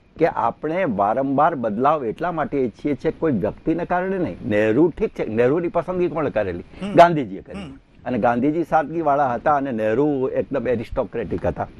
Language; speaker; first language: Gujarati; native; Gujarati